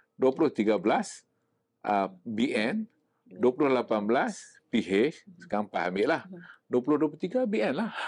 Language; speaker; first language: Malay; native; Malay